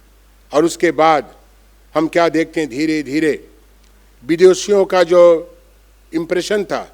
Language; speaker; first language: Hindi; non-native, local second language; Bangla